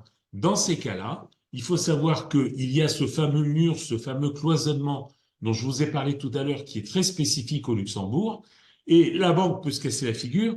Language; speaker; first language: French; native; French